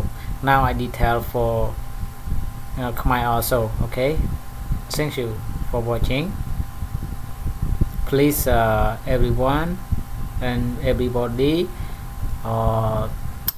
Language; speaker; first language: English; non-native, learner; Khmer